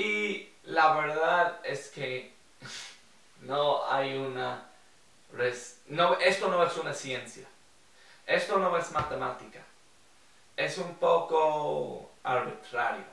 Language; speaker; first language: Spanish; non-native, fluent; English